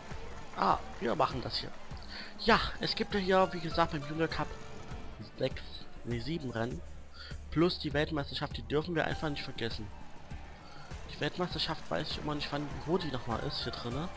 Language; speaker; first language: German; native; German